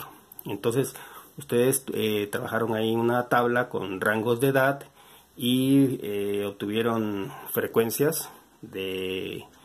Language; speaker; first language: Spanish; native; Spanish